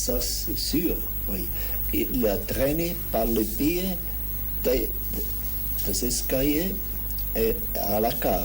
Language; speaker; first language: French; non-native, fluent; German